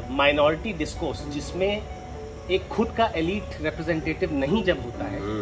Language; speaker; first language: Hindi; native; Hindi